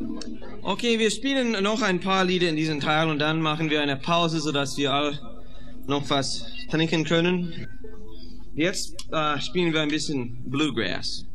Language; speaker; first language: German; non-native, fluent; English